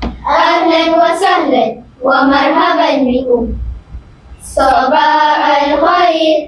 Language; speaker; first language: Arabic; non-native, learner; Malay